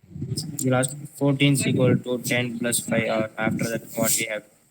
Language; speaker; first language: English; non-native, local second language; Telugu